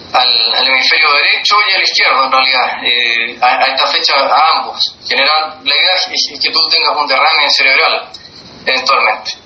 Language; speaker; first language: Spanish; native; Spanish